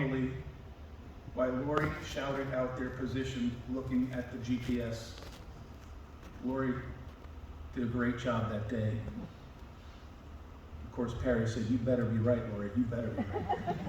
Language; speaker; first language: English; native; English